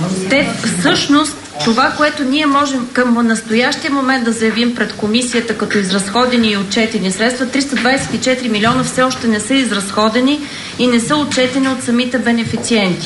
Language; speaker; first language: Bulgarian; native; Bulgarian